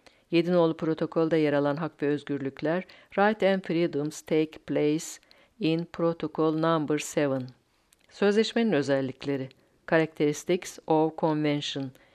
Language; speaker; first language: Turkish; native; Turkish